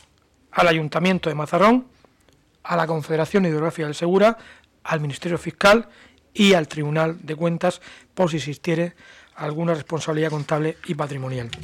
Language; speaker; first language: Spanish; native; Spanish